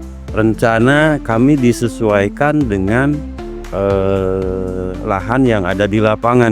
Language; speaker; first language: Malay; non-native, local second language; Sundanese